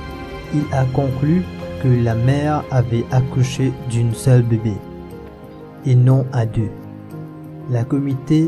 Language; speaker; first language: French; non-native, local second language; Morisyen